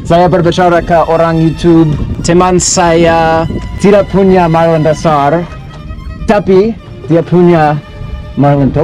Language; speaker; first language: Indonesian; non-native, learner; English